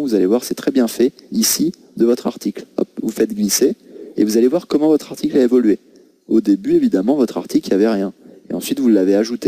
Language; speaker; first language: French; native; French